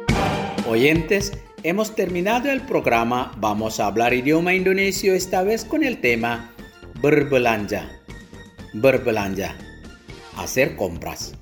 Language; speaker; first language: Spanish; non-native, fluent; Indonesian